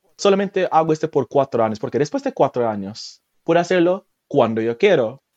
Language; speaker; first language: Spanish; non-native, fluent; Jamaican Creole English